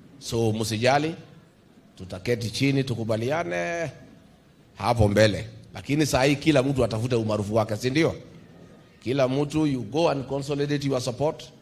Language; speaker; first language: Swahili; non-native, local second language; Kikuyu